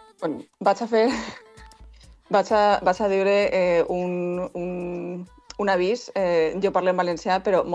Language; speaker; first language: Catalan; non-native, local second language; Spanish